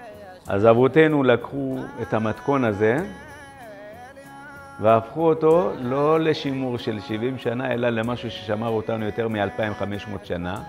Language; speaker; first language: Hebrew; non-native, fluent; Amharic